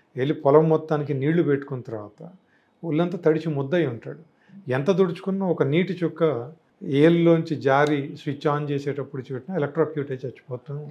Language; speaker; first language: Telugu; native; Telugu